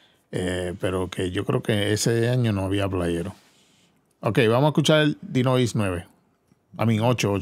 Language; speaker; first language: Spanish; early bilingual, heritage; Spanish